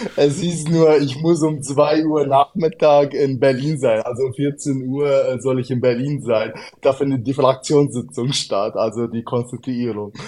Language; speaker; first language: German; early bilingual, other home language; Arabic